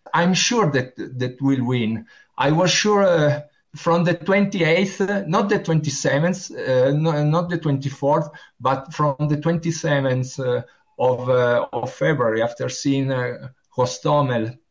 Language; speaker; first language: English; non-native, learner; Italian